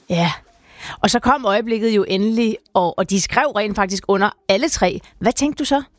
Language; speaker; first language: Danish; native; Danish